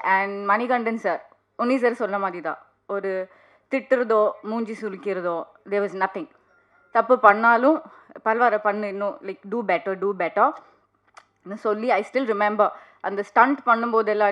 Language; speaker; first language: Tamil; non-native, learner; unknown